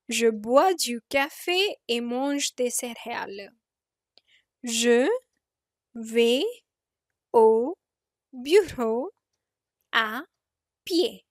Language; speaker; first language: French; non-native, fluent; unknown